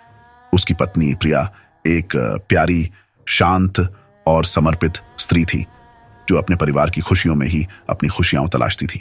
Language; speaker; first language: Hindi; native; Hindi